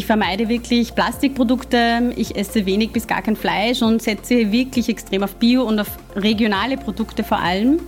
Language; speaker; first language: German; native; German